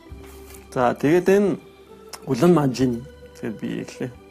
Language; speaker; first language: Mongolian; non-native, learner; French